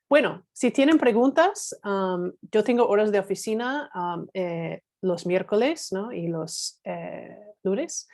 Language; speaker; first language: Spanish; non-native, fluent; English